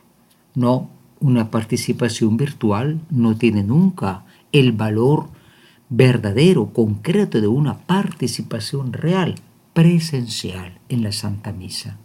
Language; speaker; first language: Spanish; native; Spanish